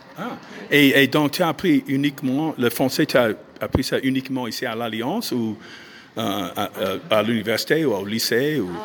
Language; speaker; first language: French; non-native, fluent; English